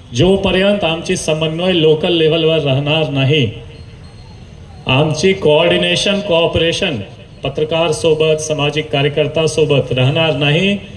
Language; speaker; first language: Marathi; non-native, fluent; Hindi